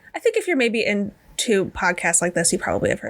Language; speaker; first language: English; native; English